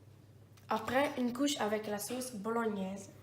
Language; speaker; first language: French; non-native, learner; Dutch